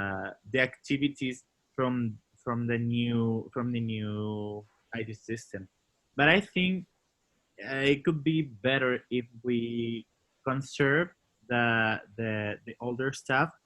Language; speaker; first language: English; non-native, learner; Spanish